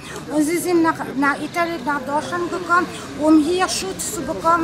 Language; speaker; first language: German; non-native, fluent; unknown